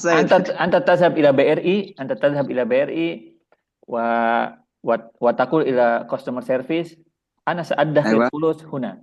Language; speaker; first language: Arabic; non-native, fluent; Indonesian